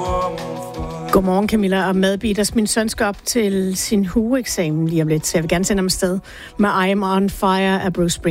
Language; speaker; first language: Danish; native; Danish